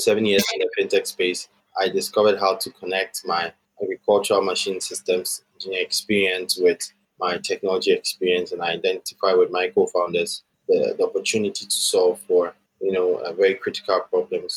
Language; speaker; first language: English; non-native, local second language; Akan